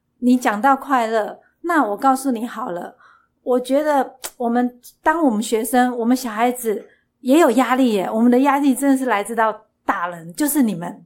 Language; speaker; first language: Chinese; native; Chinese